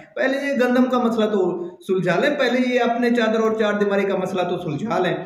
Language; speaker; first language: Urdu; non-native, local second language; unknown